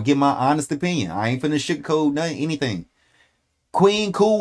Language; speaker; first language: English; native; English